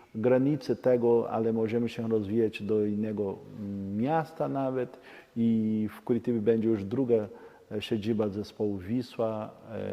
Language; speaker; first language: Polish; non-native, learner; Portuguese